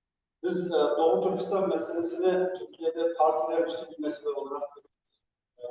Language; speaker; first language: Turkish; non-native, fluent; Uyghur